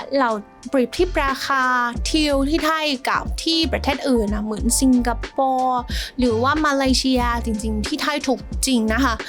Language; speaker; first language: Thai; non-native, fluent; Vietnamese